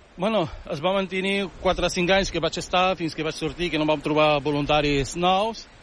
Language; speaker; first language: Catalan; early bilingual, other home language; Arabic